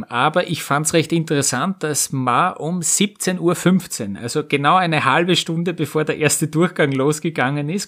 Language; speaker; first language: German; native; German